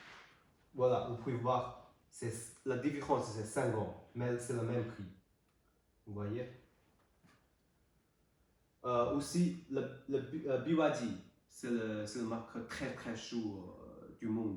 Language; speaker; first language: French; non-native, learner; Chinese